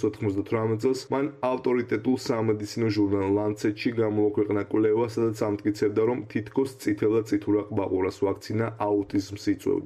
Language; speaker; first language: Georgian; native; Georgian